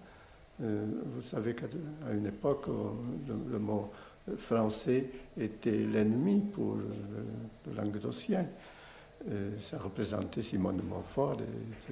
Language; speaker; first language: French; non-native, local second language; Occitan